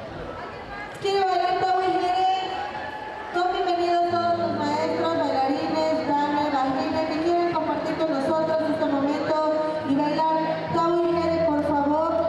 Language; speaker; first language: Spanish; native; Spanish